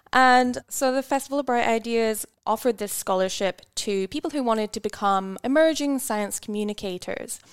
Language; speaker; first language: English; native; English